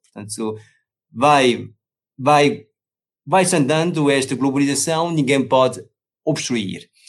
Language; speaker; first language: Portuguese; non-native, fluent; Chinese